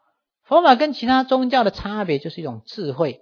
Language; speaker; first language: Chinese; native; Chinese